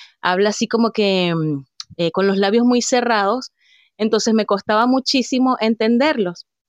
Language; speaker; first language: Spanish; native; Spanish